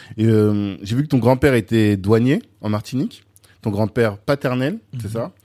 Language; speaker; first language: French; native; French